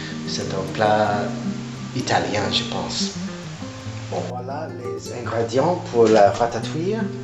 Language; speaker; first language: French; non-native, learner; English